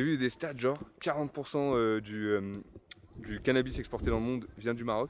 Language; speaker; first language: French; native; French